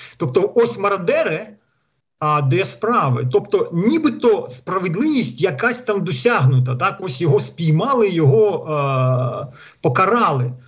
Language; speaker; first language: Ukrainian; non-native, local second language; Russian